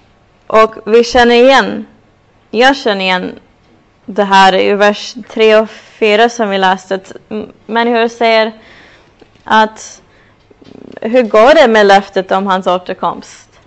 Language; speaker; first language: Swedish; non-native, fluent; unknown